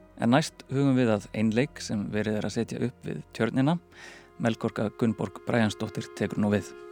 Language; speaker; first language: Icelandic; native; Icelandic